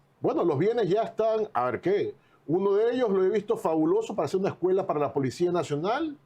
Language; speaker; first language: Spanish; native; Spanish